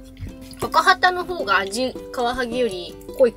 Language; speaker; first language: Japanese; native; Japanese